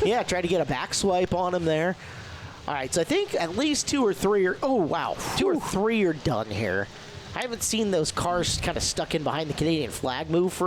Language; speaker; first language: English; native; English